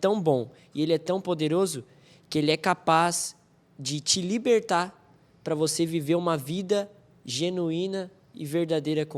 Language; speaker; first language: Portuguese; native; Portuguese